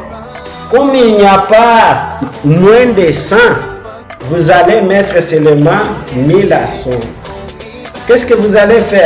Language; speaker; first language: French; non-native, fluent; Portuguese